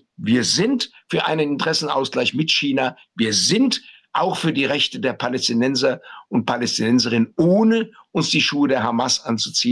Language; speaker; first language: German; native; German